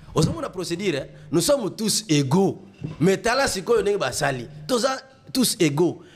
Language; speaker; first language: French; non-native, local second language; Lingala